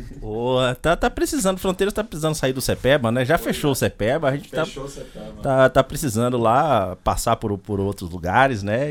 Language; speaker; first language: Portuguese; native; Portuguese